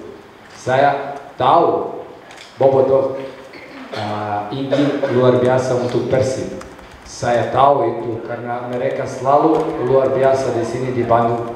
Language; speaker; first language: Indonesian; non-native, learner; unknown